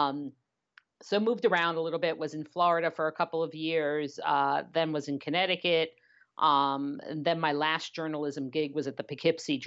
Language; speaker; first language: English; native; English